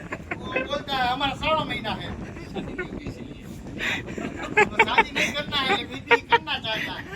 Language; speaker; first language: Hindi; non-native, local second language; Gujarati